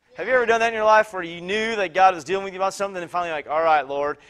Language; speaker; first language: English; native; English